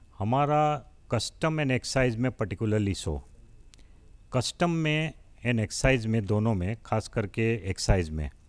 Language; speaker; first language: Hindi; non-native, local second language; Gujarati